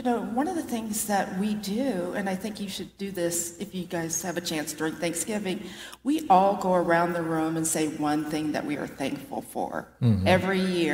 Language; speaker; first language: English; native; English